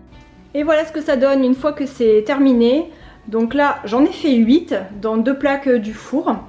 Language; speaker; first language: French; native; French